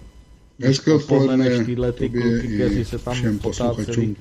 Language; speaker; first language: Czech; native; Czech